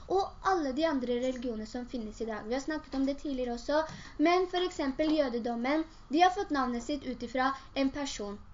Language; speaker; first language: Norwegian; early bilingual, other home language; Urdu